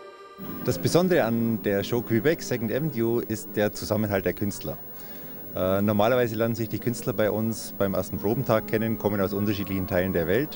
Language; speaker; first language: German; native; German